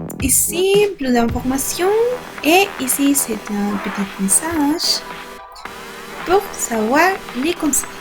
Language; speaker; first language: French; non-native, learner; Spanish